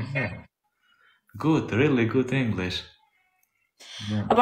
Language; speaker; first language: English; non-native, learner; Albanian